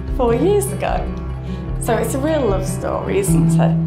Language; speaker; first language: English; native; English